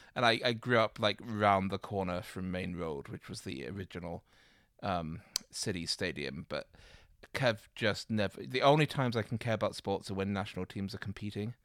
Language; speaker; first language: English; native; English